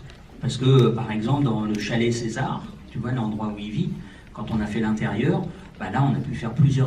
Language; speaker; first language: French; native; French